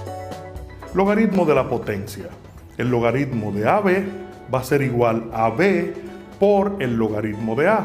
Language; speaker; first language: Spanish; native; Spanish